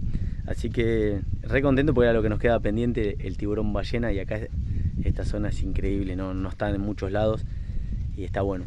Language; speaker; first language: Spanish; native; Spanish